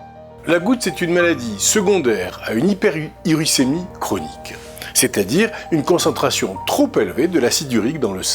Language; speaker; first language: French; native; French